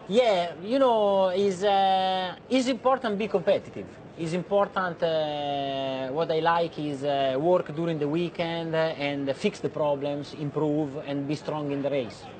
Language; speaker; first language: English; non-native, learner; Italian